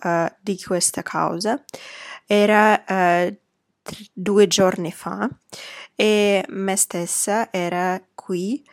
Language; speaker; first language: Italian; non-native, fluent; Russian